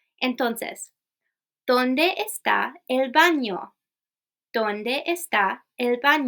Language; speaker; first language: Spanish; non-native, fluent; English